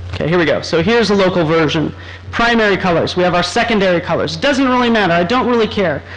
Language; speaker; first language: English; native; English